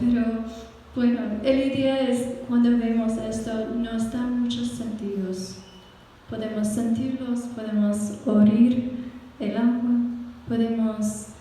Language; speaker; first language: Spanish; non-native, fluent; English